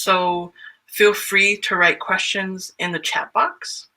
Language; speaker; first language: English; native; English